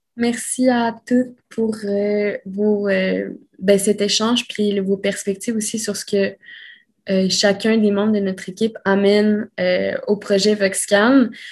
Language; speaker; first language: French; early bilingual, other home language; Spanish